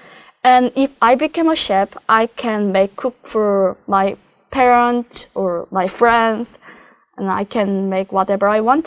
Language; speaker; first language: English; non-native, learner; Korean